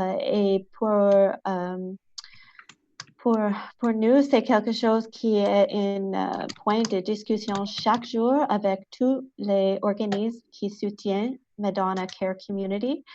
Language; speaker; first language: French; non-native, local second language; English